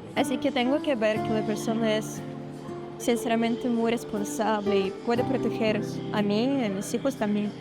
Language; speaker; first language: Spanish; non-native, fluent; Russian